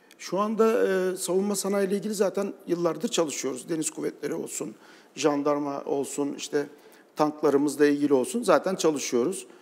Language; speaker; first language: Turkish; native; Turkish